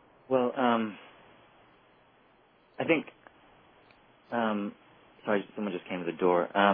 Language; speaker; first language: English; native; English